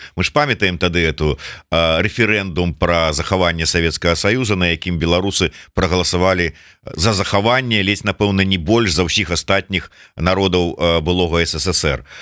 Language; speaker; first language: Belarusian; non-native, local second language; Russian